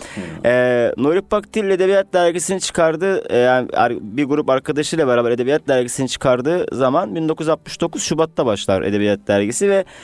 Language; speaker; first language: Turkish; native; Turkish